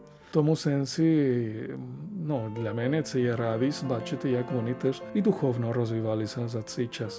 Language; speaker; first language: Ukrainian; non-native, fluent; Spanish